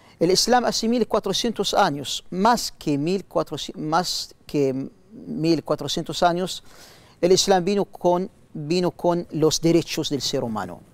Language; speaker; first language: Spanish; non-native, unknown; Arabic